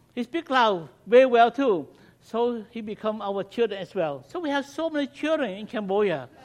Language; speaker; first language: English; non-native, learner; Khmer